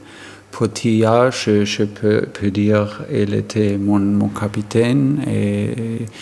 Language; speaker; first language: French; non-native, fluent; German